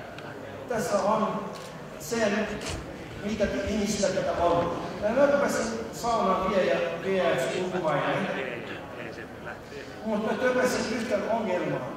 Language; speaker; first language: Finnish; non-native, fluent; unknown